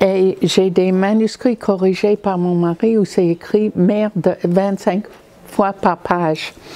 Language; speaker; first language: French; non-native, fluent; English